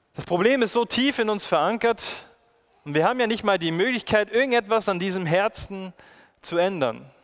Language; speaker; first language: German; native; German